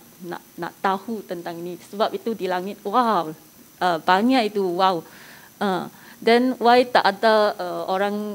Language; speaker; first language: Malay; non-native, local second language; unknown